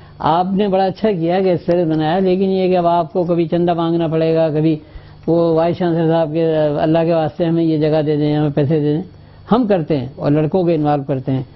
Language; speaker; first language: Urdu; native; Urdu